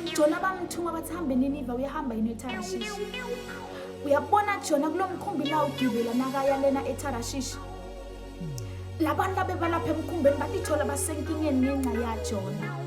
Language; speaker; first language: Zulu; non-native, local second language; Swati